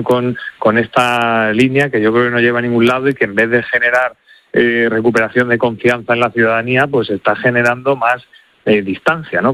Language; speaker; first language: Spanish; native; Spanish